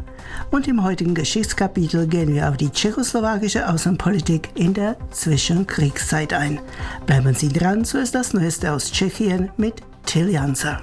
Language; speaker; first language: German; native; German